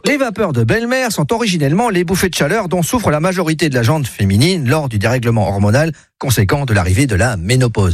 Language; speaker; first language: French; native; French